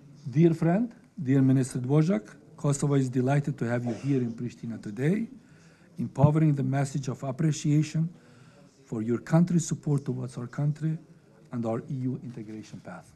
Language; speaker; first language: English; non-native, fluent; Albanian